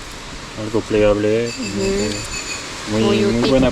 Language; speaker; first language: Spanish; non-native, learner; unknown